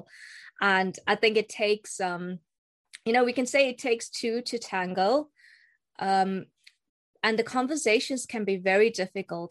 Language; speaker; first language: English; native; English